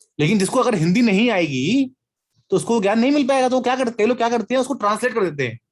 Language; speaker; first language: Hindi; native; Hindi